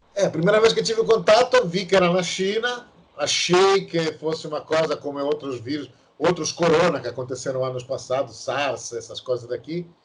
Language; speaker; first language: Portuguese; non-native, fluent; Italian